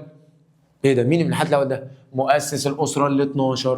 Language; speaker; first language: Arabic; native; Arabic